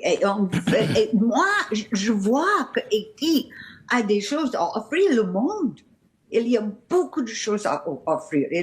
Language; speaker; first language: French; non-native, fluent; English